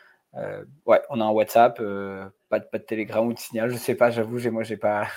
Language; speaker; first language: French; native; French